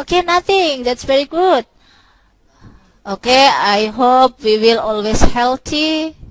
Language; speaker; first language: English; non-native, local second language; Indonesian